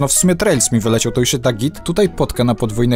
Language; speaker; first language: Polish; native; Polish